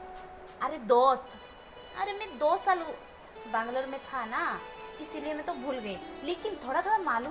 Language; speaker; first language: Hindi; non-native, local second language; Santali